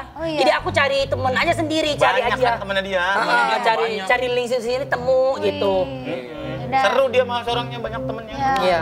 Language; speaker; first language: Indonesian; non-native, fluent; Thai